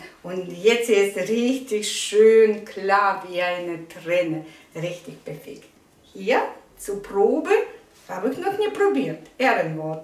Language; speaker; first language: German; non-native, learner; Russian